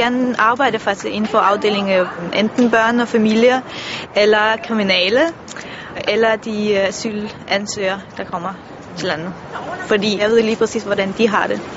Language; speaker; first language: Danish; early bilingual, other home language; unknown